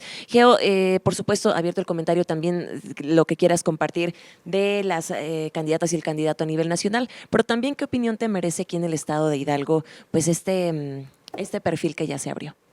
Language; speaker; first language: Spanish; native; Spanish